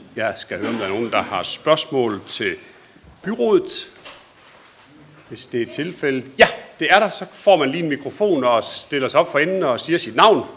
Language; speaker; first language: Danish; native; Danish